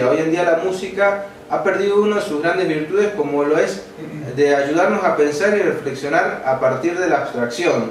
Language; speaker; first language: Spanish; native; Spanish